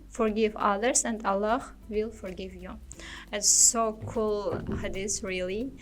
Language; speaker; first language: English; non-native, learner; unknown